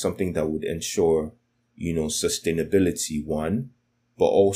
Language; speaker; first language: English; non-native, local second language; Yoruba